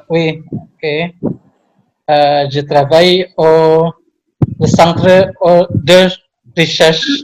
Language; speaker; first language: French; non-native, learner; Indonesian